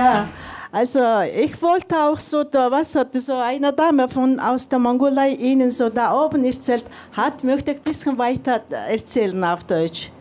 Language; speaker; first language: German; non-native, fluent; Mongolian